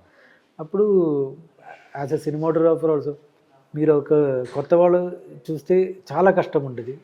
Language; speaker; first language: Telugu; non-native, learner; Malayalam